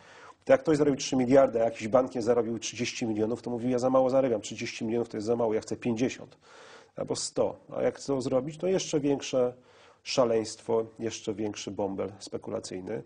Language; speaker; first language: Polish; native; Polish